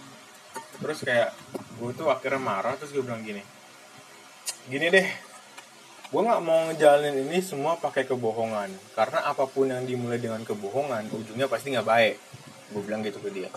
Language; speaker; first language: Indonesian; native; Indonesian